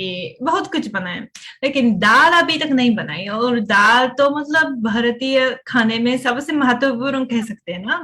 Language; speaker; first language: Hindi; non-native, fluent; Japanese